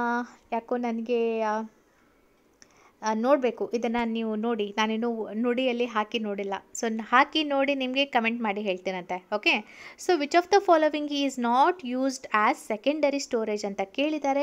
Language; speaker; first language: Kannada; native; Kannada